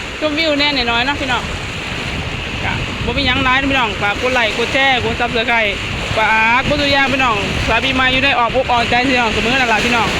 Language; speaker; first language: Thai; non-native, local second language; Lao